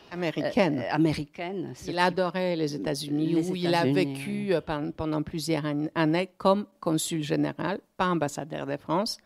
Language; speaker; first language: French; non-native, fluent; Polish